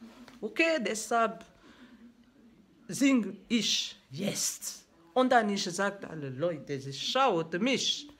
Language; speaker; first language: German; non-native, learner; French